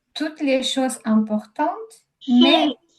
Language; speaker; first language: French; non-native, learner; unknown